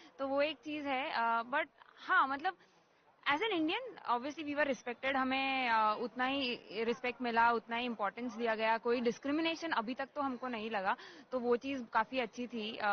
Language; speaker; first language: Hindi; non-native, local second language; Gujarati